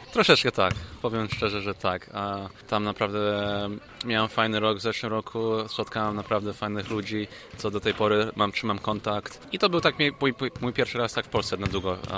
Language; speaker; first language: Polish; early bilingual, heritage; English